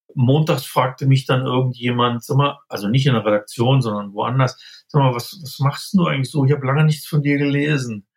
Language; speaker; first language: German; native; German